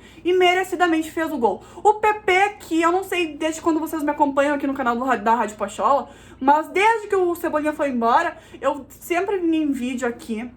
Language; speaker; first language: Portuguese; native; Portuguese